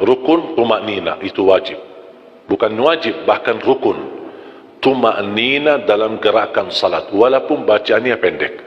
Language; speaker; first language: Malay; non-native, fluent; Arabic